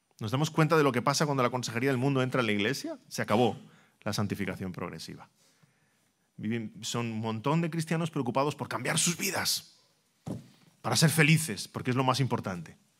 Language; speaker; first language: Spanish; native; Spanish